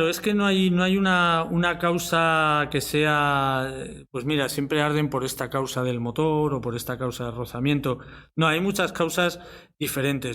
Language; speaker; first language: Spanish; native; Spanish